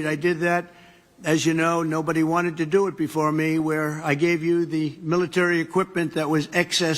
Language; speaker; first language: English; native; English